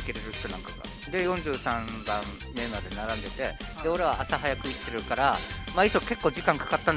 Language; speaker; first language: Japanese; native; Japanese